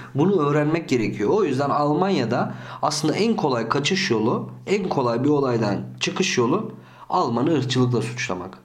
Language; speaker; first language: Turkish; early bilingual, heritage; Turkish